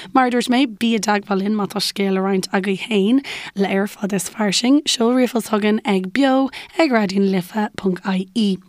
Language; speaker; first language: Irish; native; Irish